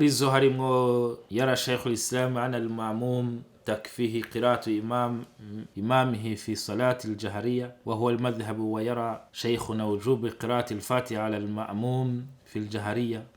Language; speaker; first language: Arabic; non-native, fluent; Kinyarwanda